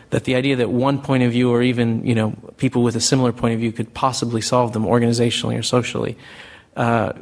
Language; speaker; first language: English; native; English